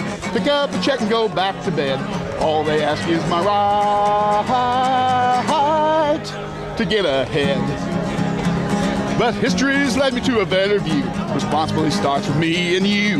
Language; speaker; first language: English; native; English